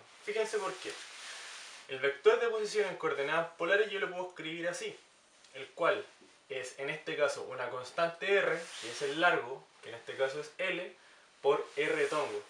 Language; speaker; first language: Spanish; native; Spanish